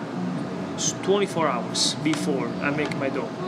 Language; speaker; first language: English; non-native, fluent; Italian